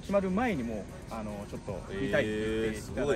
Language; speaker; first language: Japanese; native; Japanese